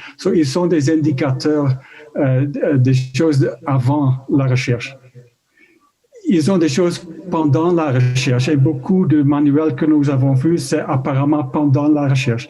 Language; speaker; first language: French; non-native, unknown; Dutch